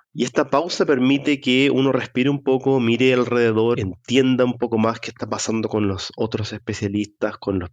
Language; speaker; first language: Spanish; native; Spanish